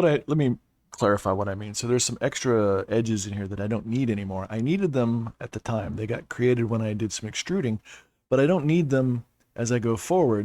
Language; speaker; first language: English; native; English